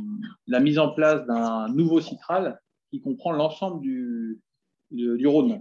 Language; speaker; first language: French; native; French